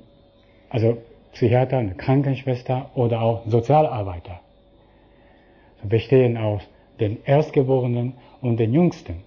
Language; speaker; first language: German; non-native, fluent; Japanese